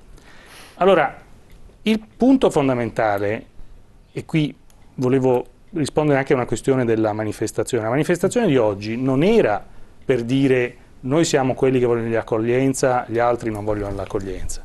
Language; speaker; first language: Italian; native; Italian